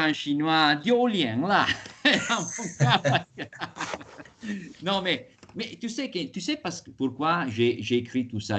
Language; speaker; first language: French; non-native, fluent; Italian